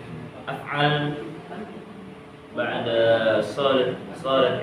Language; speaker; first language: Arabic; non-native, learner; Indonesian